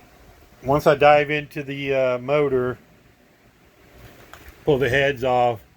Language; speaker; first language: English; native; English